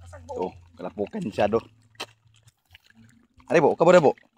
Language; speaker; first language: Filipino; non-native, local second language; Cebuano